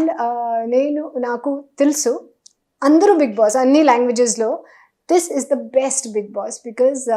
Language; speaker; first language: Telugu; non-native, fluent; Hindi